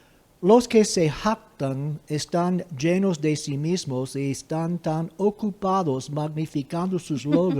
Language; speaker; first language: Spanish; non-native, fluent; English